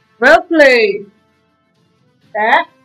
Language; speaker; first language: English; non-native, learner; Indonesian